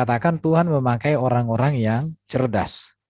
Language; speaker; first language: Indonesian; native; Indonesian